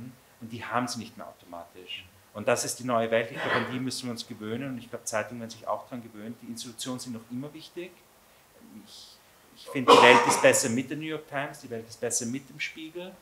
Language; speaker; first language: German; native; German